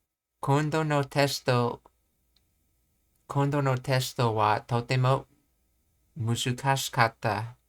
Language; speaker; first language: Japanese; non-native, learner; English